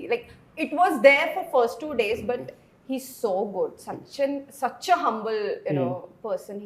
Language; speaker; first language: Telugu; non-native, fluent; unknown